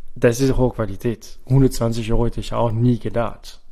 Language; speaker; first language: German; non-native, fluent; French